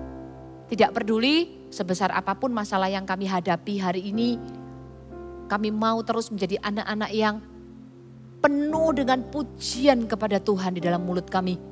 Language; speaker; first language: Indonesian; native; Indonesian